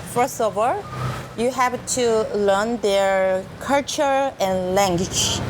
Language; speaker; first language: English; non-native, learner; Korean